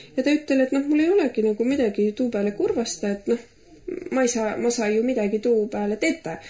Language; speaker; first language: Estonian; native; Estonian